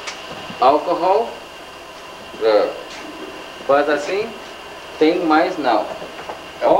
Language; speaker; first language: Portuguese; non-native, learner; English